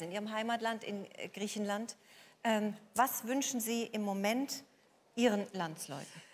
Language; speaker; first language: German; native; German